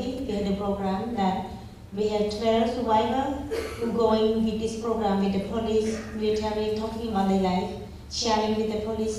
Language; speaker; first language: English; non-native, learner; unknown